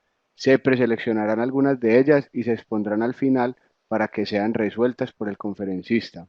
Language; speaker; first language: Spanish; native; Spanish